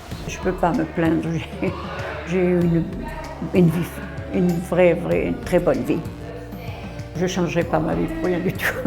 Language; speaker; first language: French; native; French